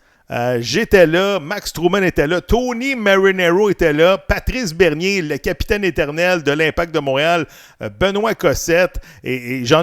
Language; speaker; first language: French; native; French